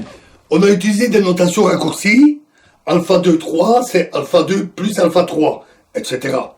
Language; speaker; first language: French; native; French